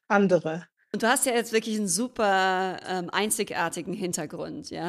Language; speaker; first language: German; native; German